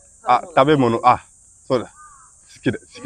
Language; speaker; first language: Japanese; non-native, fluent; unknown